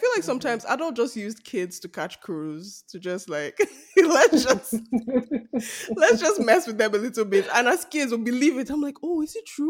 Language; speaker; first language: English; non-native, local second language; Yoruba